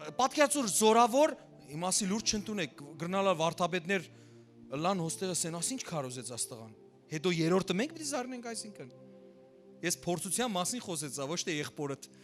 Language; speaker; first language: Armenian; early bilingual, heritage; Armenian